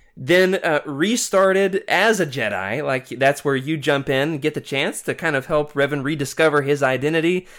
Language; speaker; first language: English; native; English